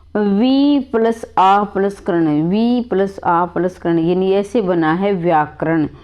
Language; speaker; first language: Hindi; native; Hindi